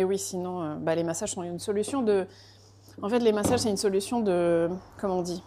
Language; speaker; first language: French; native; French